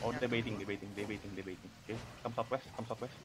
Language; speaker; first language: English; non-native, learner; Indonesian